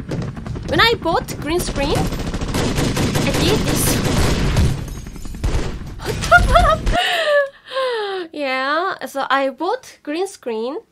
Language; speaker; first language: English; non-native, learner; Korean